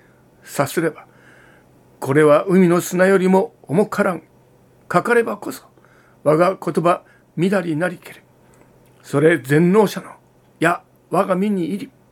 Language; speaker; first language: Japanese; native; Japanese